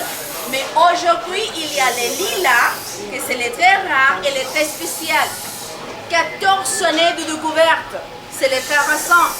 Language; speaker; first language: French; non-native, learner; Spanish